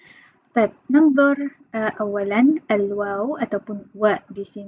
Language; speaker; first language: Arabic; non-native, fluent; Malay